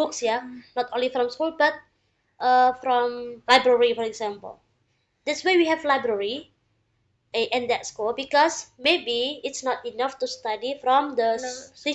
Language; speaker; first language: English; non-native, learner; Indonesian